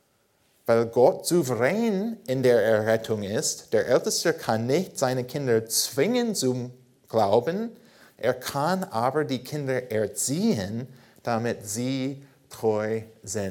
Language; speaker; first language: German; non-native, fluent; English